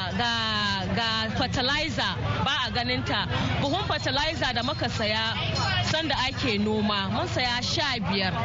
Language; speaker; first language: Hausa; non-native, local second language; Igbo